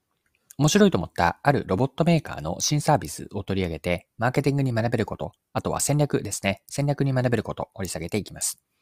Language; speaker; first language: Japanese; native; Japanese